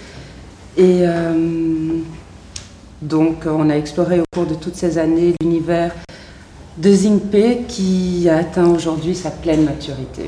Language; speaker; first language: French; native; French